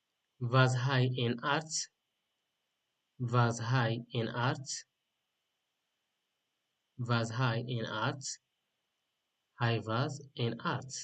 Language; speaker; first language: Dutch; non-native, learner; Tigrinya